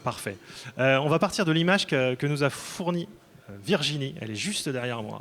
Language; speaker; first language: French; native; French